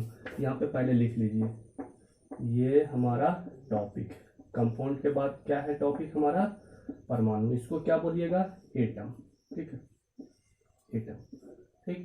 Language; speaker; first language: Hindi; native; Hindi